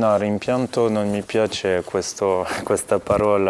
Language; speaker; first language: Italian; non-native, fluent; French